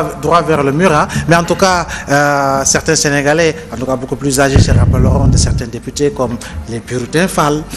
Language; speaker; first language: French; non-native, local second language; Wolof